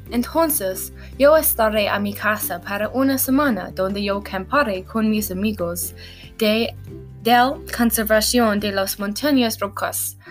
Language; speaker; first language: Spanish; non-native, learner; English